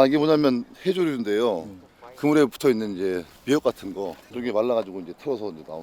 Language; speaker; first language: Korean; native; Korean